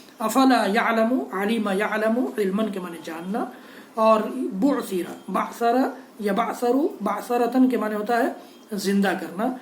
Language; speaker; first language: Urdu; native; Urdu